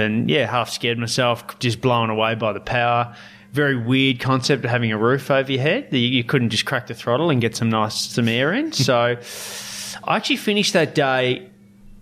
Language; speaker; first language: English; native; English